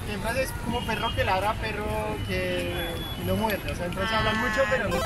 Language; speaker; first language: Spanish; non-native, fluent; French